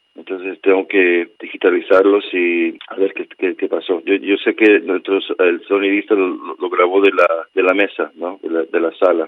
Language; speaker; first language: Spanish; early bilingual, heritage; Spanish